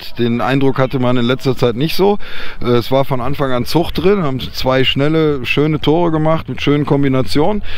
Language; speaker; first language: German; native; German